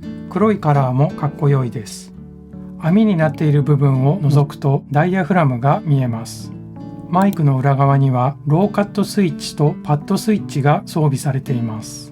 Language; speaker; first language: Japanese; native; Japanese